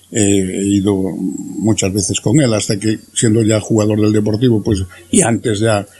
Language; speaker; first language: Spanish; native; Spanish